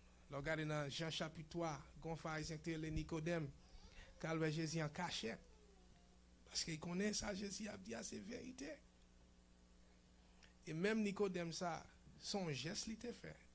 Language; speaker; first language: French; native; French